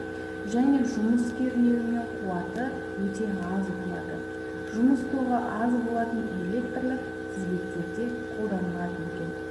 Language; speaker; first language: Kazakh; native; Kazakh